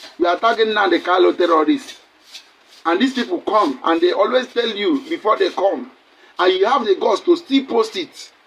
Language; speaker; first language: Nigerian Pidgin; non-native, local second language; Igbo